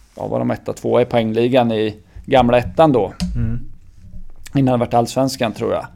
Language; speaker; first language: Swedish; native; Swedish